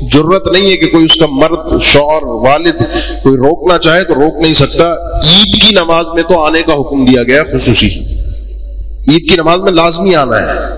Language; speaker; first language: Urdu; native; Urdu